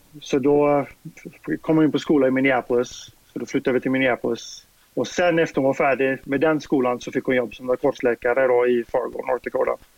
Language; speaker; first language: Swedish; native; Swedish